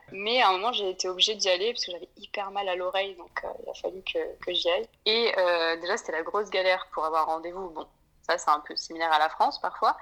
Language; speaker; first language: French; native; French